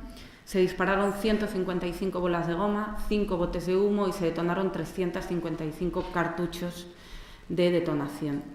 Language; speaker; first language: Spanish; native; Spanish